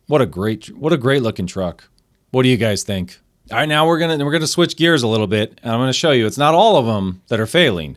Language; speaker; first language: English; native; English